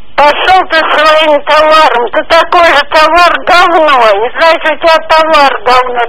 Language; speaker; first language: Russian; native; Russian